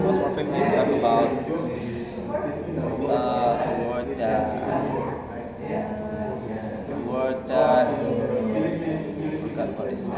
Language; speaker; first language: English; non-native, learner; Indonesian